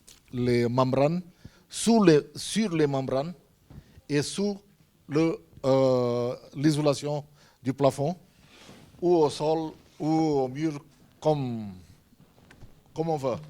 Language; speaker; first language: French; non-native, fluent; Portuguese